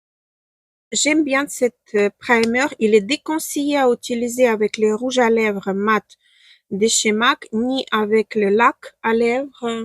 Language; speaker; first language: French; non-native, fluent; Ukrainian